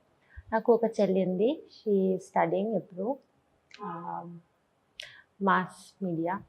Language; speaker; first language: Telugu; non-native, learner; Bangla